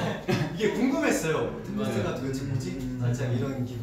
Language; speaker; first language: Korean; native; Korean